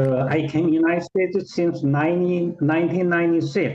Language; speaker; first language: English; non-native, learner; Korean